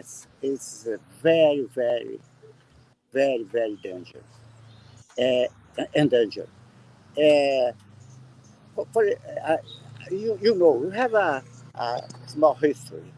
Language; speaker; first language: English; non-native, learner; Portuguese